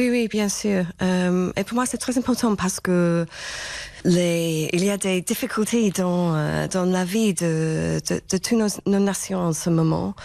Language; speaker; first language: French; non-native, fluent; English